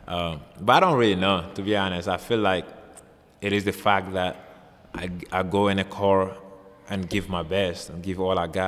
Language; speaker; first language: English; non-native, fluent; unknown